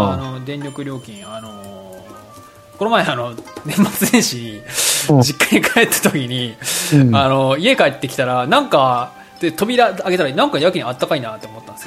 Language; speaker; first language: Japanese; native; Japanese